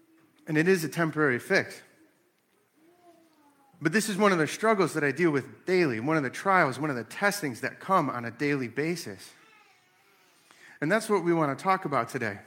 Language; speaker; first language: English; native; English